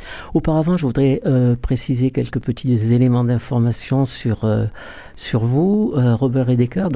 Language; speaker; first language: French; native; French